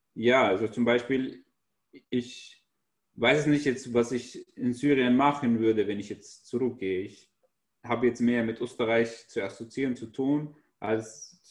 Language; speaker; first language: German; non-native, fluent; Arabic